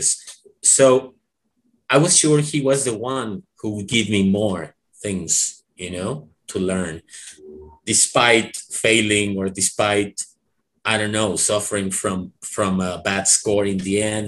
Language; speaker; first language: English; non-native, fluent; Spanish